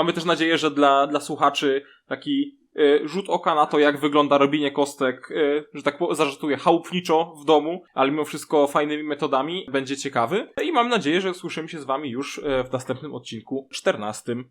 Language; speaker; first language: Polish; native; Polish